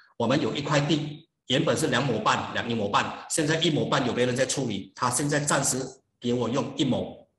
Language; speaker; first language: Chinese; native; Chinese